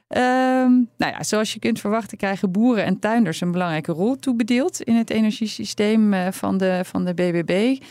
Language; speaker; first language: Dutch; native; Dutch